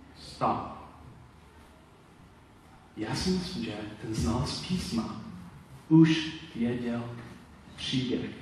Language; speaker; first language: Czech; non-native, learner; Polish